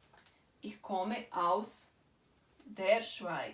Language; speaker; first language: German; non-native, fluent; Portuguese